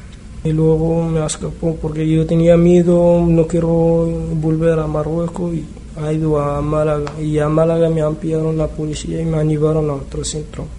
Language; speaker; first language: Spanish; non-native, learner; Arabic